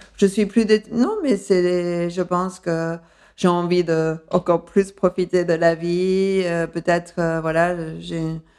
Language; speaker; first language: French; early bilingual, other home language; Spanish